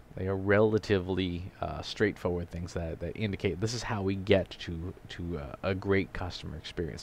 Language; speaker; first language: English; native; English